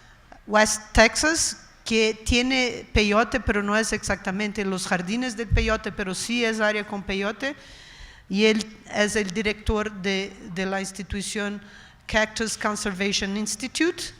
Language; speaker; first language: Spanish; non-native, fluent; Portuguese